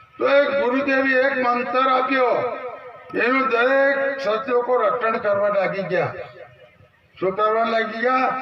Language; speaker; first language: Gujarati; non-native, local second language; Bhili